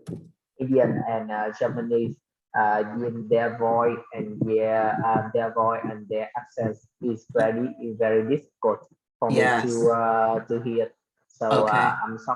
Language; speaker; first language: English; non-native, learner; Vietnamese